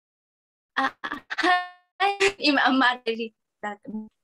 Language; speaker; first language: Japanese; non-native, learner; Vietnamese